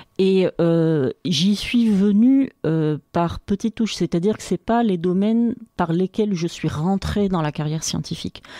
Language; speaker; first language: French; non-native, local second language; Arabic